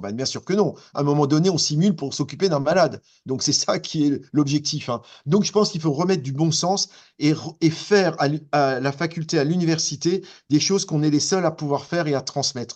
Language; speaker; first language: French; native; French